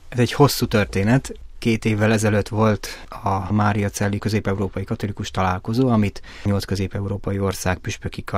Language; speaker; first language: Hungarian; native; Hungarian